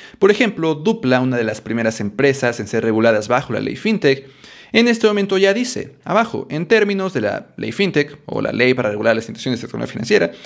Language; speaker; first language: Spanish; native; Spanish